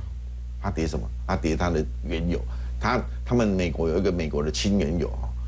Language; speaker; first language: Chinese; native; Chinese